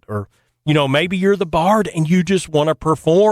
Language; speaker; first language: English; native; English